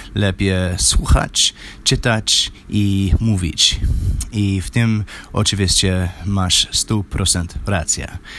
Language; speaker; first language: Polish; non-native, learner; English